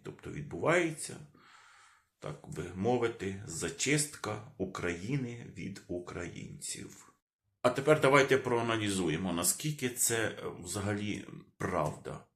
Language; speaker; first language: Ukrainian; non-native, local second language; Russian